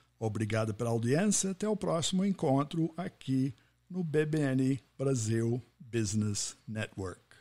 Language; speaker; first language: Portuguese; non-native, fluent; English